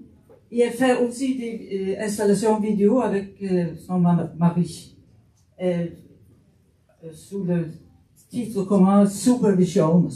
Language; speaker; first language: French; non-native, fluent; Faroese